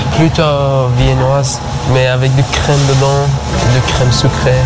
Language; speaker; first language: French; non-native, learner; Persian